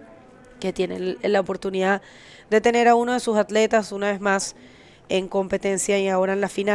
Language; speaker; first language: Spanish; native; Spanish